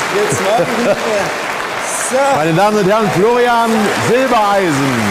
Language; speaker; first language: German; native; German